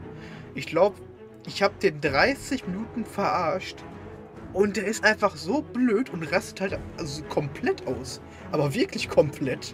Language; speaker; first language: German; native; German